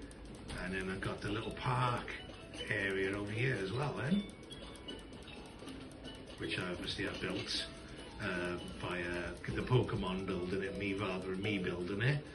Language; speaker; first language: English; native; English